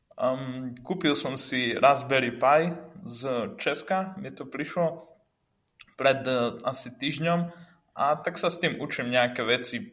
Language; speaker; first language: Slovak; native; Slovak